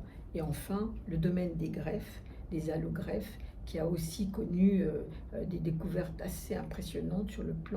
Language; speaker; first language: French; native; French